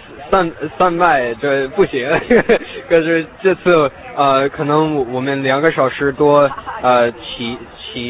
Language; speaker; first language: Chinese; non-native, learner; English